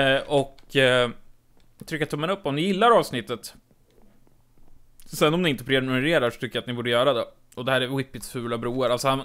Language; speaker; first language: Swedish; native; Swedish